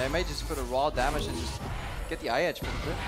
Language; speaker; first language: English; native; English